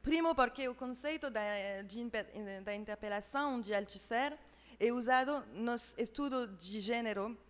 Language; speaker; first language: Portuguese; non-native, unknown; French